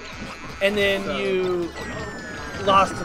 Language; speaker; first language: English; native; English